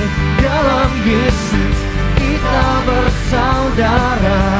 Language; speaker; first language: Indonesian; native; Indonesian